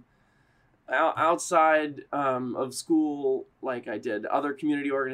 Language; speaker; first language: English; native; English